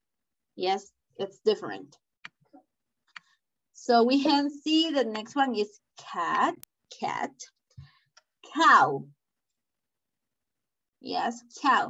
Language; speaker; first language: English; non-native, fluent; Spanish